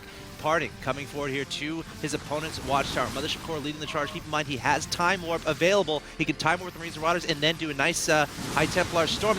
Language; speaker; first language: English; native; English